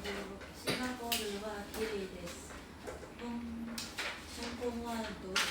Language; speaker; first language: Japanese; non-native, learner; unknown